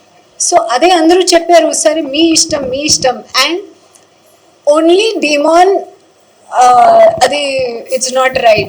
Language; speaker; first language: Telugu; non-native, learner; Hindi